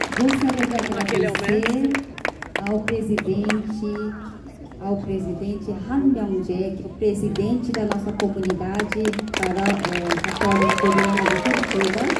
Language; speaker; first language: Portuguese; early bilingual, heritage; Korean